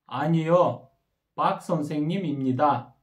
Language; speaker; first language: Korean; non-native, learner; Kyrgyz